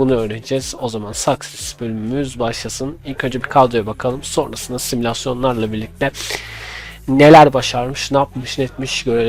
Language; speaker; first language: Turkish; native; Turkish